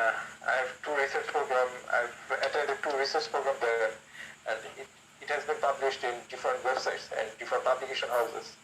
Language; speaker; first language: English; non-native, learner; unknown